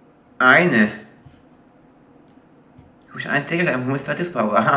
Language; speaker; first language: German; native; German